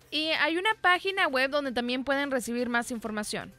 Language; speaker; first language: Spanish; native; Spanish